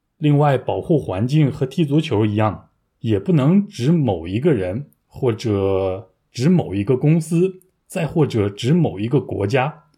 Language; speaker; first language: Chinese; native; Chinese